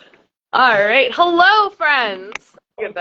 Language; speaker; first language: English; native; English